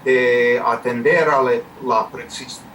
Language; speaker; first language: Spanish; non-native, fluent; English